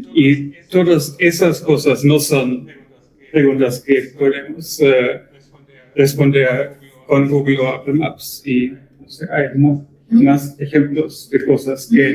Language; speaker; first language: Spanish; non-native, learner; German